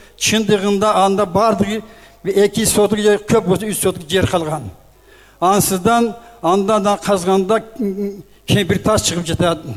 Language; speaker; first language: Kyrgyz; native; Kyrgyz